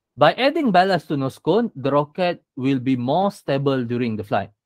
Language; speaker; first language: English; non-native, local second language; Malay